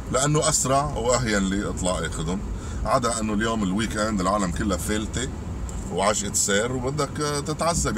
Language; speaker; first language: Arabic; native; Arabic